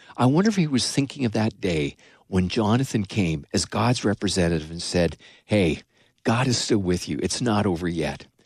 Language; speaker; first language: English; native; English